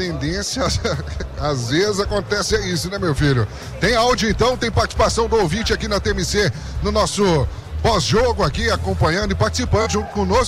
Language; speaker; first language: Portuguese; native; Portuguese